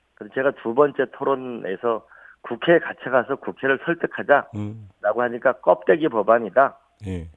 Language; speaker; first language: Korean; native; Korean